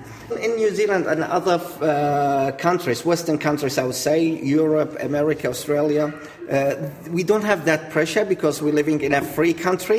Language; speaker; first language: English; non-native, fluent; Assyrian Neo-Aramaic